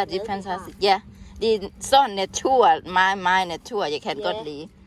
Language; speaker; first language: Danish; non-native, learner; Thai